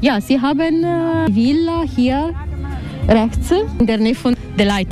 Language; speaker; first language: German; non-native, learner; Italian